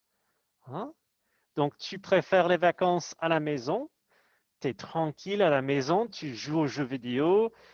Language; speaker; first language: French; non-native, fluent; English